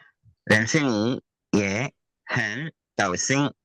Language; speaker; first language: Chinese; non-native, learner; Filipino